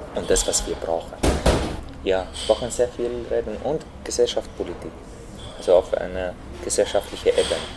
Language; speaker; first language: German; non-native, fluent; Arabic